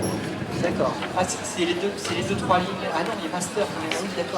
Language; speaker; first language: French; native; French